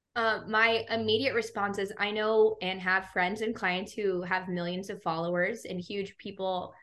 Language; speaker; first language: English; native; English